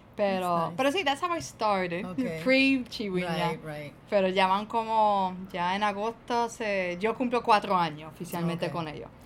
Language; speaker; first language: Spanish; early bilingual, heritage; Spanish